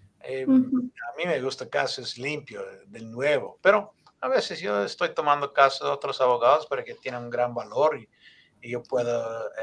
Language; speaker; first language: Spanish; non-native, learner; English